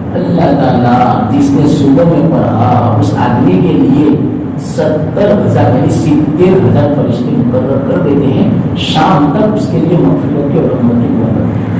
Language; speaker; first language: Urdu; non-native, local second language; Gujarati